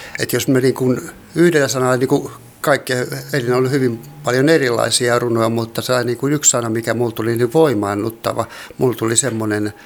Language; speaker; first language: Finnish; native; Finnish